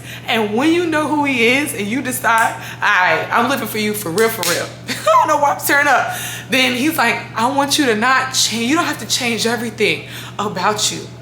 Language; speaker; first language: English; native; English